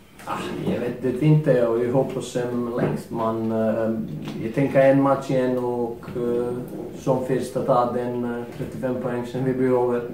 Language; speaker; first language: Swedish; non-native, fluent; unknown